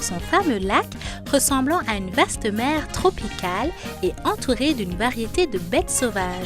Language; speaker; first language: French; native; French